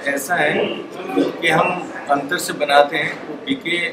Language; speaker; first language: Hindi; non-native, local second language; Bangla